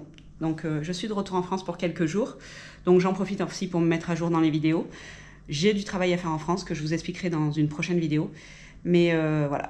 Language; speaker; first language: French; native; French